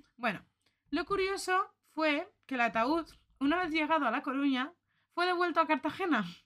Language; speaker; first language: Spanish; native; Spanish